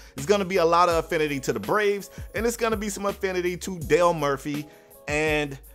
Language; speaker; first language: English; native; English